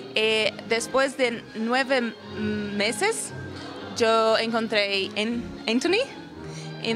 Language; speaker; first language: Spanish; non-native, learner; Portuguese